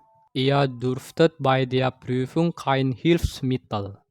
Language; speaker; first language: German; non-native, fluent; Indonesian